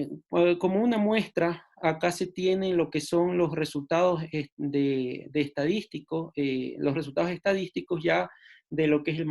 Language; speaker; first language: Spanish; native; Spanish